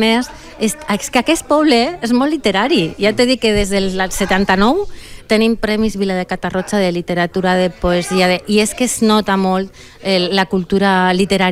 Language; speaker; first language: Catalan; non-native, local second language; Spanish